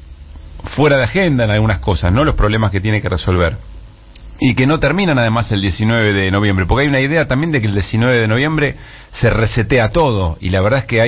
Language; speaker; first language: Spanish; native; Spanish